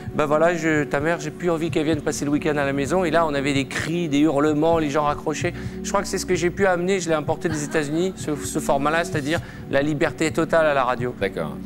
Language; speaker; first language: French; native; French